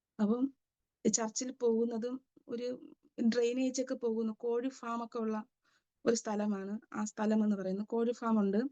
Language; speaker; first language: Malayalam; native; Malayalam